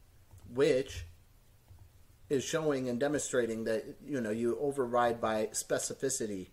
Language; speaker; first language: English; native; English